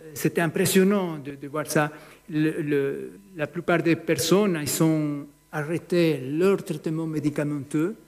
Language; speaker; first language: French; non-native, fluent; Spanish